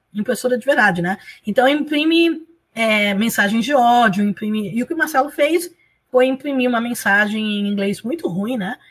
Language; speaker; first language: Portuguese; early bilingual, other home language; Spanish